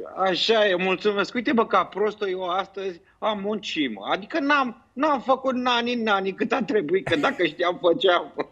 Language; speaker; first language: Romanian; native; Romanian